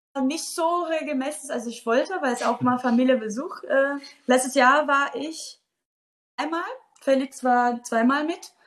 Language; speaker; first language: German; non-native, fluent; Portuguese